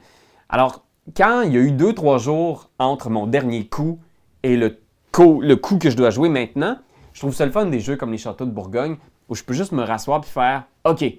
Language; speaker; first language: French; native; French